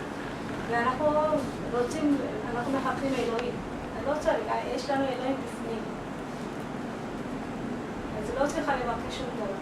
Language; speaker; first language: Hebrew; non-native, fluent; Marathi